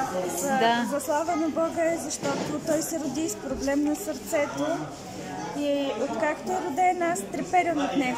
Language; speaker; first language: Bulgarian; native; Bulgarian